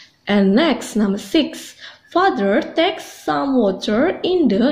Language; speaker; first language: English; non-native, fluent; Indonesian